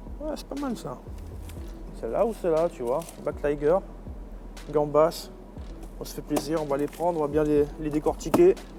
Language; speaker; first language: French; native; French